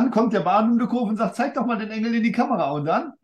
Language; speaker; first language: German; native; German